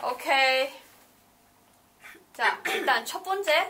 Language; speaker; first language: Korean; non-native, learner; Chinese